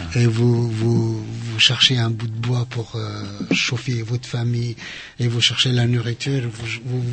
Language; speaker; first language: French; non-native, fluent; Arabic